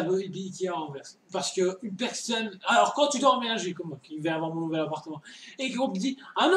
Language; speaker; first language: French; native; French